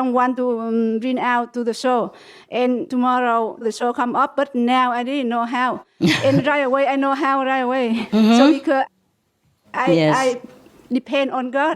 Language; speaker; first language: English; non-native, learner; Vietnamese